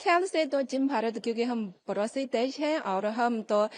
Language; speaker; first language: Hindi; non-native, learner; Chinese